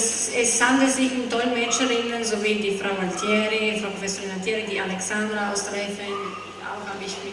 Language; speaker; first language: German; non-native, fluent; Italian